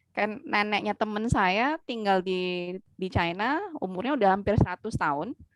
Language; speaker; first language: Indonesian; native; Indonesian